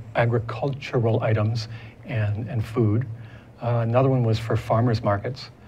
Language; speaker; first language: English; native; English